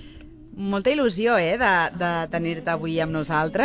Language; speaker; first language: Catalan; native; Catalan